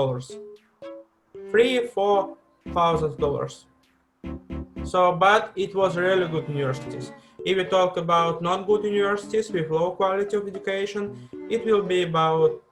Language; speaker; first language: English; non-native, fluent; Russian